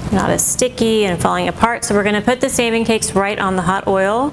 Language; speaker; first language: English; native; English